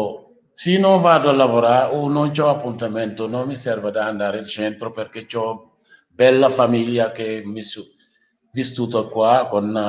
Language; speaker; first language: Italian; non-native, learner; Wolof